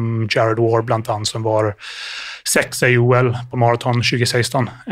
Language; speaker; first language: Norwegian; non-native, fluent; English